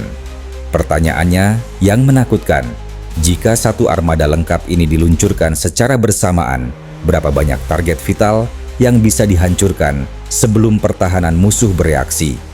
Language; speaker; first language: Indonesian; native; Indonesian